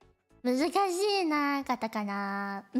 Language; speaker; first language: Japanese; non-native, learner; Cantonese